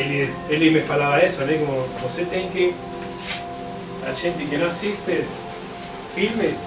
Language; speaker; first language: Portuguese; non-native, fluent; Spanish